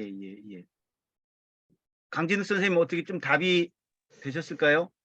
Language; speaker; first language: Korean; native; Korean